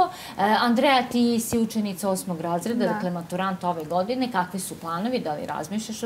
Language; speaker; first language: Serbian; native; Serbian